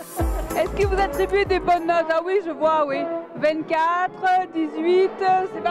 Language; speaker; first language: French; native; French